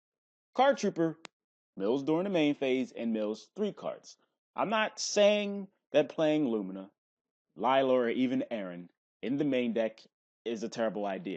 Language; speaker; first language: English; native; English